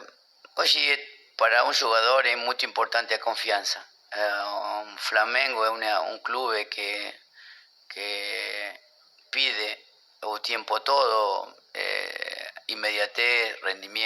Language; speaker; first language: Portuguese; non-native, learner; Spanish